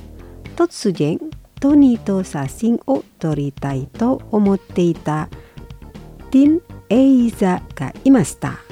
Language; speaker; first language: Japanese; non-native, fluent; Indonesian